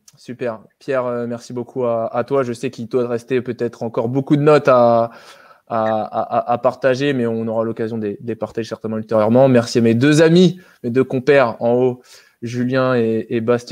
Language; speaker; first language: French; native; French